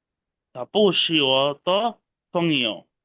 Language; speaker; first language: Chinese; non-native, learner; Bangla